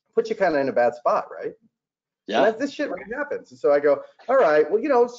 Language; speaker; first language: English; native; English